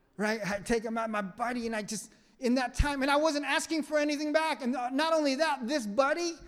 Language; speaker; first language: English; non-native, fluent; Vietnamese